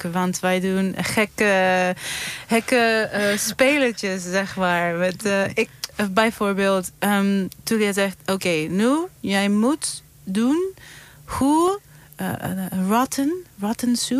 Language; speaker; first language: Dutch; non-native, learner; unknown